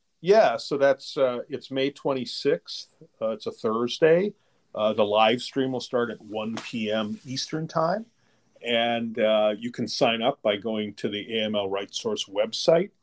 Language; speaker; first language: English; native; English